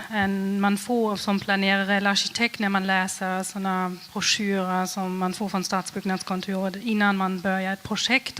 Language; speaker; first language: Swedish; non-native, fluent; German